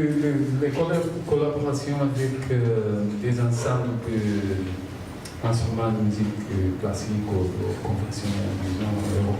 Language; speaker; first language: French; non-native, fluent; Portuguese